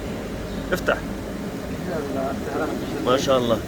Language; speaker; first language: Arabic; native; Arabic